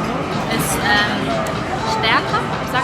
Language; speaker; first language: German; non-native, fluent; Korean